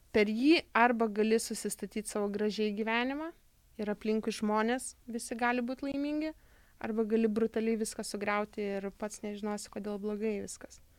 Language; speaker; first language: Lithuanian; native; Lithuanian